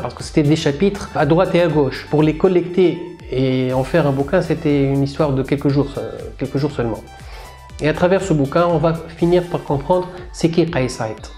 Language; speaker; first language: French; non-native, local second language; Arabic